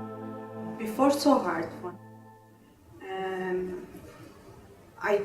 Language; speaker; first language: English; non-native, learner; Arabic